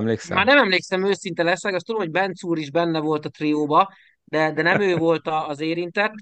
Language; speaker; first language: Hungarian; native; Hungarian